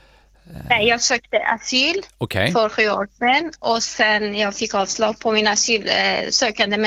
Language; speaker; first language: Swedish; non-native, fluent; Persian